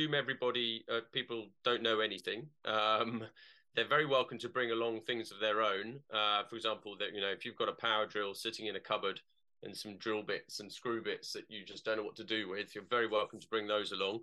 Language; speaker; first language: English; native; English